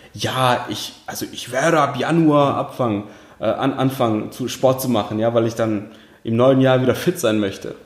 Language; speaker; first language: German; early bilingual, other home language; Russian